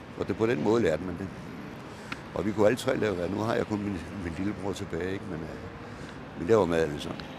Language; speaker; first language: Danish; native; Danish